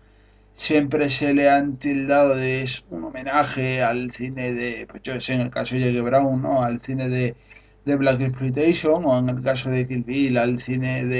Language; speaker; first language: Spanish; native; Spanish